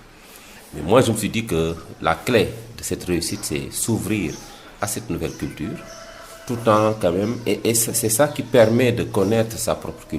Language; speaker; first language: French; non-native, local second language; Wolof